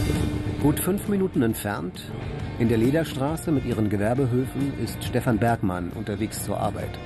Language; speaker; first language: German; native; German